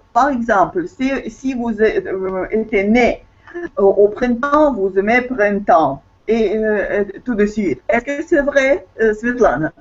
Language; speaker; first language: French; non-native, fluent; Russian